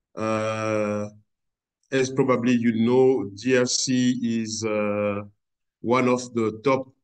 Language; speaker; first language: English; non-native, fluent; French